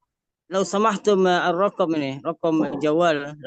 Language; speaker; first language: Arabic; non-native, fluent; Indonesian